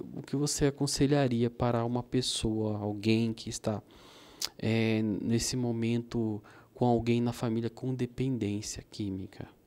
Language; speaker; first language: Portuguese; native; Portuguese